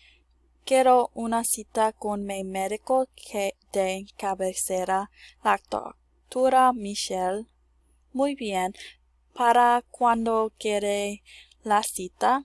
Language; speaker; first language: Spanish; non-native, learner; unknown